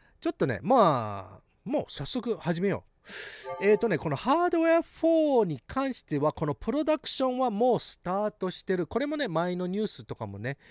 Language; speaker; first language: Japanese; early bilingual, heritage; Japanese